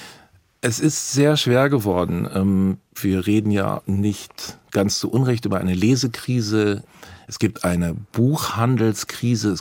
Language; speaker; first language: German; native; German